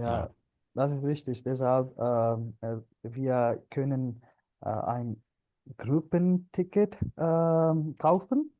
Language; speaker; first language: German; non-native, learner; Punjabi